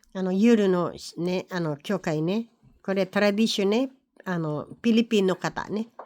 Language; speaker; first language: Japanese; non-native, learner; Filipino